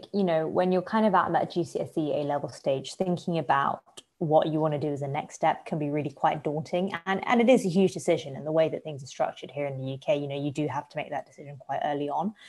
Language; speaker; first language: English; native; English